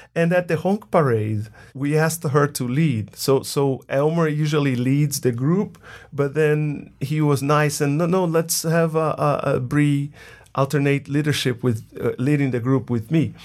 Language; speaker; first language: English; non-native, fluent; Portuguese